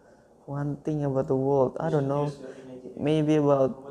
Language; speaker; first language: English; non-native, learner; Indonesian